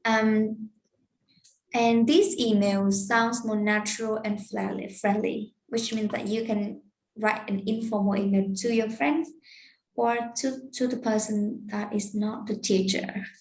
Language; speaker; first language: English; non-native, fluent; Vietnamese